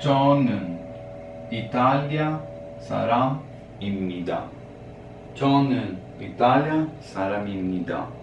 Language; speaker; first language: Korean; non-native, learner; Italian